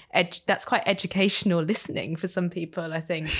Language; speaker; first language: English; native; English